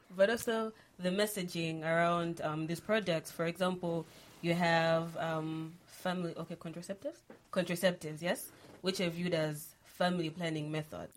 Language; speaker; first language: English; non-native, local second language; Nyanja